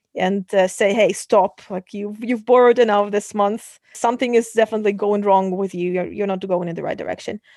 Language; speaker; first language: English; non-native, fluent; Russian